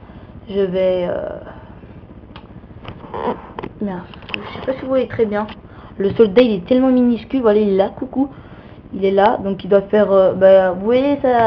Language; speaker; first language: French; native; French